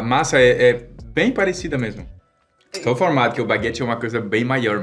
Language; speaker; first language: Portuguese; non-native, fluent; French